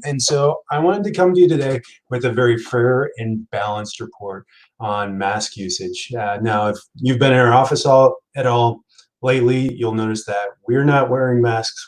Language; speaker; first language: English; native; English